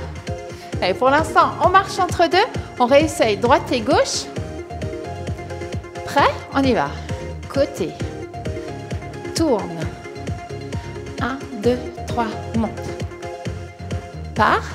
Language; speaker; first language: French; native; French